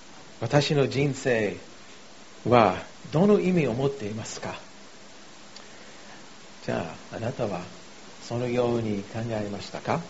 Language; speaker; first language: Japanese; non-native, fluent; English